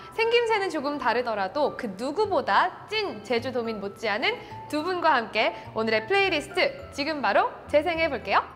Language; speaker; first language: Korean; native; Korean